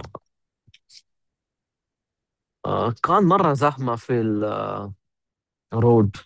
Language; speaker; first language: Arabic; non-native, learner; Urdu